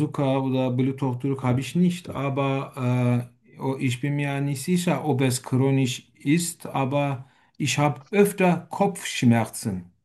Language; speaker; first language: German; non-native, learner; Turkish